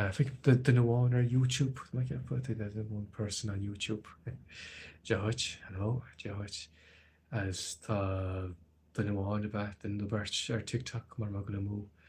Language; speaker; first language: Irish; native; Irish